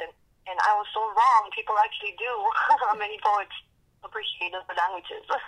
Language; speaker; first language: English; early bilingual, other home language; Spanish